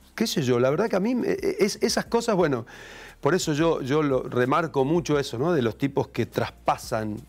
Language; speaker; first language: Spanish; native; Spanish